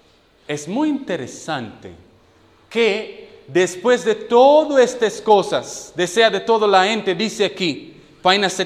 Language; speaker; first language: Spanish; non-native, fluent; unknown